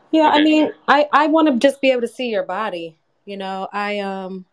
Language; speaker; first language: English; native; English